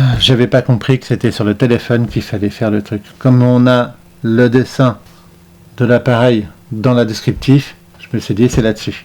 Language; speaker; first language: French; native; French